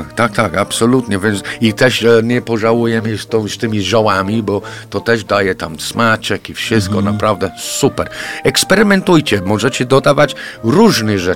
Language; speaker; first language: Polish; non-native, fluent; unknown